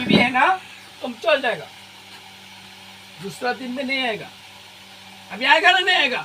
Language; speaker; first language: Hindi; non-native, local second language; Bangla